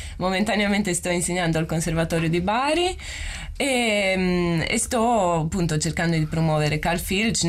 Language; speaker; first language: Italian; non-native, fluent; Romanian